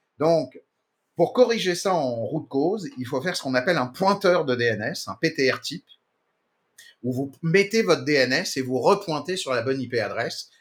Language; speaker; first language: French; native; French